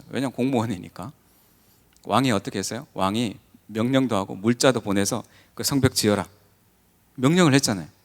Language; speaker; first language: Korean; native; Korean